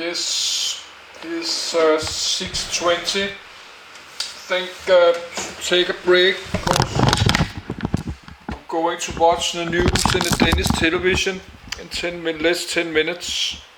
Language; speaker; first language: English; non-native, learner; Danish